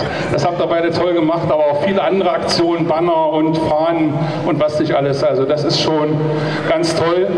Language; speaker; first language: German; native; German